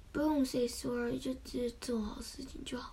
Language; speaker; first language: Chinese; early bilingual, heritage; Chinese